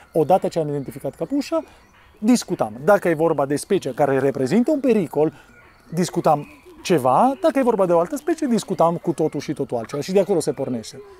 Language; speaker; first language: Romanian; non-native, fluent; Italian